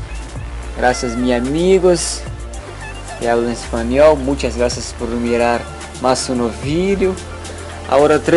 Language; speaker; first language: Portuguese; non-native, learner; Spanish